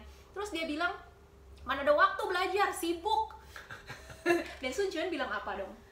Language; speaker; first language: Indonesian; native; Indonesian